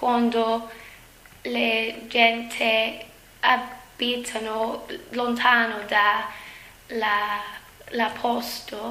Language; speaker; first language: Italian; non-native, learner; English